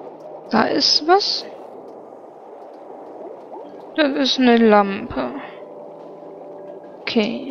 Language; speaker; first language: German; native; German